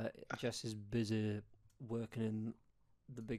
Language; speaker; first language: English; native; English